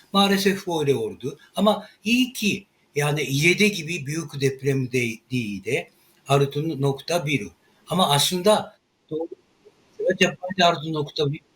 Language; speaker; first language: Turkish; non-native, learner; Japanese